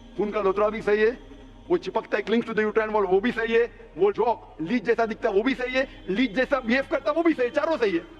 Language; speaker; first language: Hindi; non-native, local second language; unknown